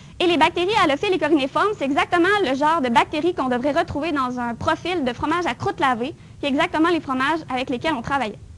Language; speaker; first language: French; native; French